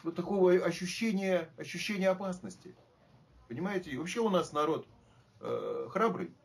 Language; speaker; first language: Russian; native; Russian